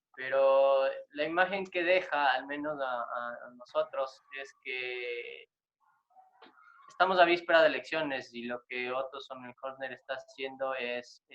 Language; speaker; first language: Spanish; native; Spanish